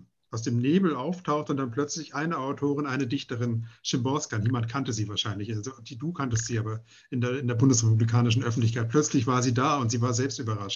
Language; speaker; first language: German; native; German